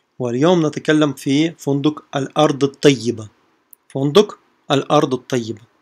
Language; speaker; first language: Arabic; non-native, fluent; Russian